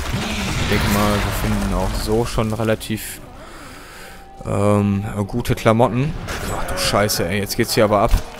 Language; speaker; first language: German; native; German